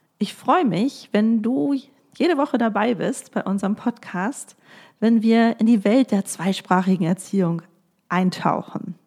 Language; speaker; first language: German; native; German